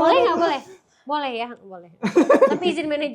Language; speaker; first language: Indonesian; native; Indonesian